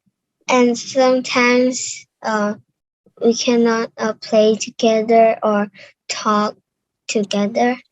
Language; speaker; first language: English; non-native, learner; Cantonese